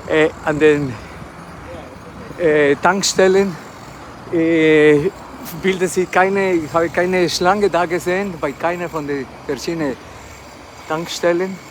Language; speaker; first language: German; non-native, fluent; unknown